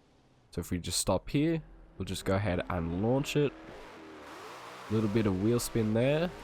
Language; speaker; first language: English; native; English